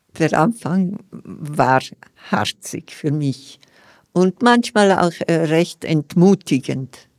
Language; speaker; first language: German; non-native, local second language; Romansh